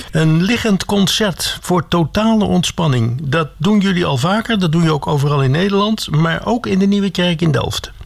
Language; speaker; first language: Dutch; native; Dutch